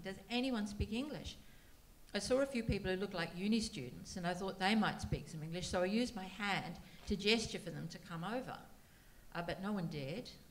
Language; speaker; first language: English; native; English